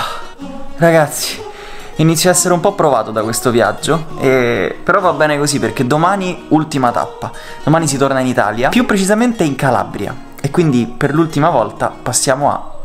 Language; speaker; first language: Italian; native; Italian